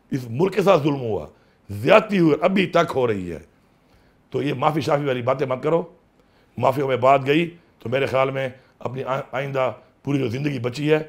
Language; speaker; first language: Urdu; non-native, local second language; Pashto